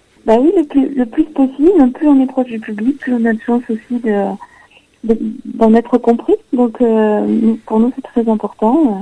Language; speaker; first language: French; native; French